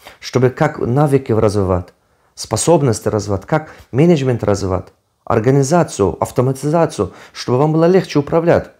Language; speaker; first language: Russian; non-native, local second language; Tajik